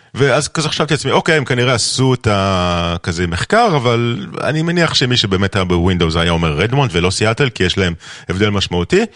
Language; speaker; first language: Hebrew; native; Hebrew